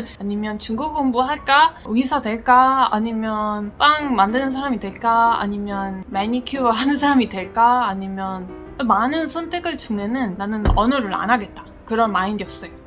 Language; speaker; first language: Korean; non-native, fluent; Italian